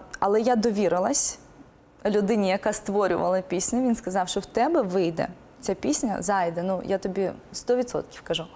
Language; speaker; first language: Ukrainian; non-native, local second language; Russian